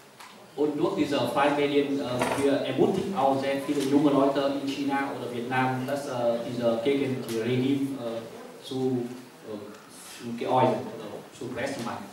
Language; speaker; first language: German; non-native, learner; Vietnamese